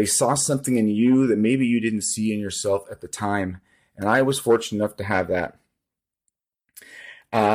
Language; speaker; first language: English; native; English